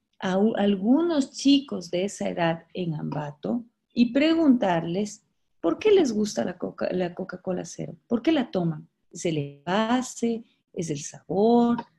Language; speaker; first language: Spanish; native; Spanish